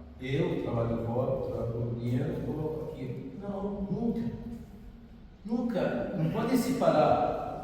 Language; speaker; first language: Portuguese; non-native, fluent; Arabic